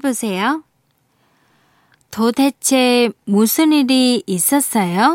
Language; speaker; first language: Korean; non-native, fluent; Vietnamese